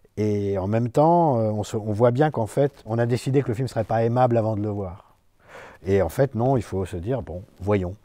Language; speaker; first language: French; native; French